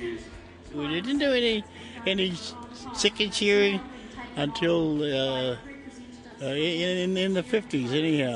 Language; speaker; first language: English; native; English